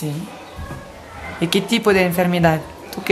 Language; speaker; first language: Spanish; non-native, learner; French